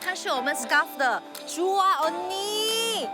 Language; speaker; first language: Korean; non-native, fluent; Chinese